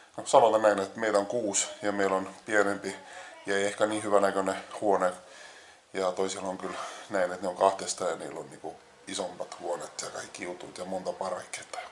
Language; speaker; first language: Finnish; native; Finnish